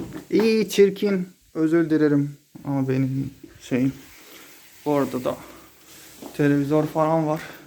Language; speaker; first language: Turkish; non-native, fluent; Japanese